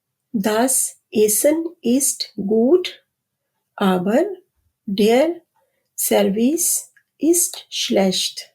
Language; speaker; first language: German; non-native, fluent; Urdu